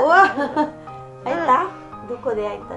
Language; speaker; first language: Japanese; non-native, learner; Filipino